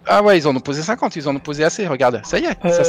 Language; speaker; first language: French; native; French